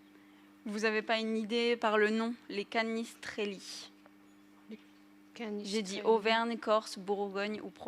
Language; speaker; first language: French; native; French